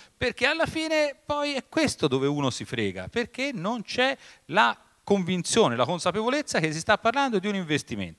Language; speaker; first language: Italian; native; Italian